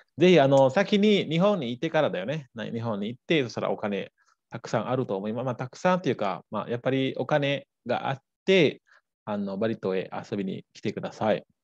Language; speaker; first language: Japanese; non-native, fluent; Balinese